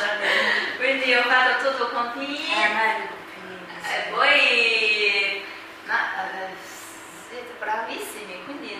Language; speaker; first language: Italian; non-native, fluent; Chinese